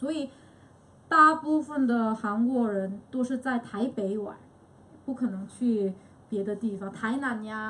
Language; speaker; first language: Chinese; non-native, fluent; Korean